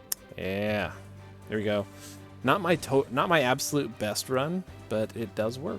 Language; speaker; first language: English; native; English